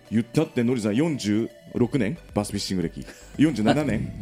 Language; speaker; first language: Japanese; native; Japanese